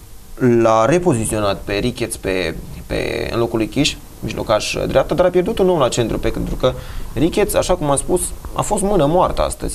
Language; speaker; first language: Romanian; native; Romanian